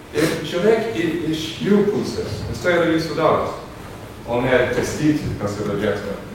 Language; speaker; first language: Lithuanian; non-native, fluent; English